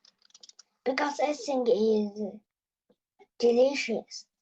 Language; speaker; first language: English; non-native, learner; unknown